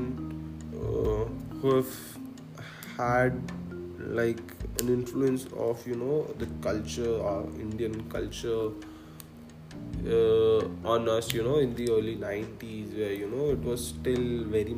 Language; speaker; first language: English; non-native, local second language; Hindi